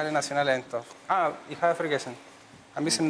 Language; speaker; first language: German; non-native, learner; Spanish